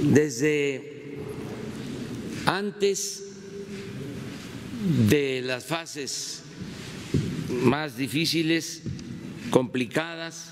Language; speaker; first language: Spanish; native; Spanish